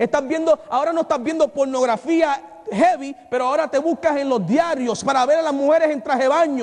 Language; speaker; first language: Spanish; native; Spanish